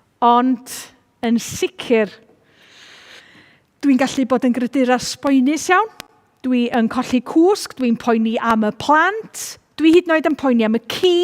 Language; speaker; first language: Welsh; native; Welsh